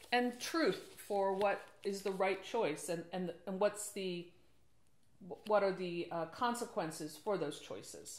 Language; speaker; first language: English; native; English